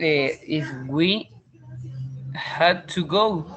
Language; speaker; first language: English; non-native, learner; Spanish